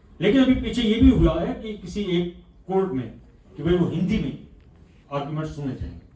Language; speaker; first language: Hindi; native; Hindi